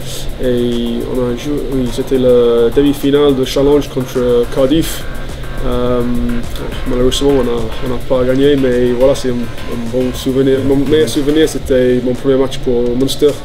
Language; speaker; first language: French; non-native, fluent; English